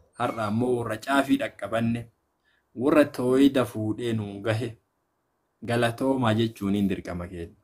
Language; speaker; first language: Oromo; native; Oromo